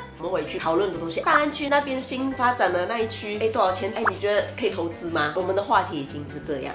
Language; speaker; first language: Chinese; native; Chinese